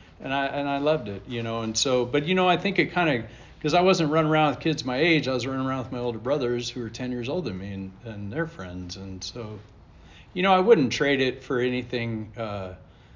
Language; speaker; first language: English; native; English